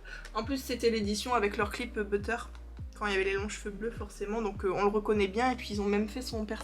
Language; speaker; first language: French; native; French